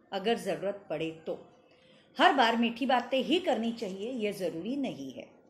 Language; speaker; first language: Hindi; non-native, local second language; Marathi